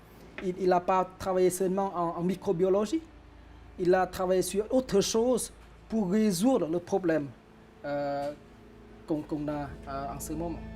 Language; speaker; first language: French; non-native, fluent; Vietnamese